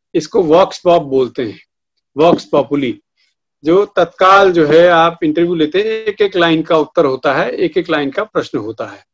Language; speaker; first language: Hindi; native; Hindi